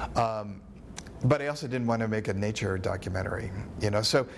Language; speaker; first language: English; native; English